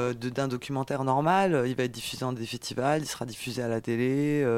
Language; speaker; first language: French; native; French